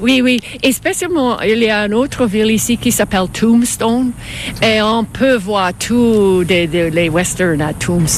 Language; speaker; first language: French; non-native, fluent; English